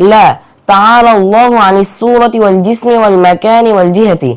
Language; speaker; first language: Arabic; non-native, learner; Bangla